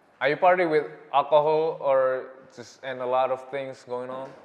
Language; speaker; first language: English; non-native, learner; Indonesian